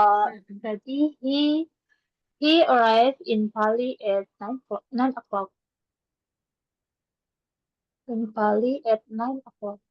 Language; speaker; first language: English; non-native, learner; Indonesian